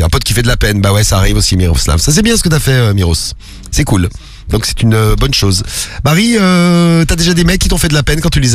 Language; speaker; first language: French; native; French